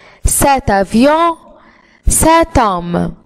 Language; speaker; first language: French; non-native, fluent; Arabic